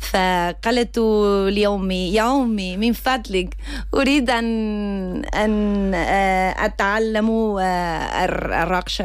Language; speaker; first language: Arabic; non-native, learner; Spanish